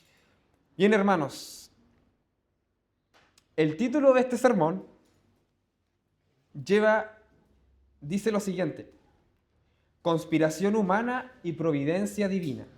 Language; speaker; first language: Spanish; native; Spanish